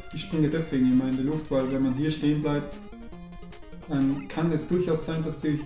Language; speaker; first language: German; native; German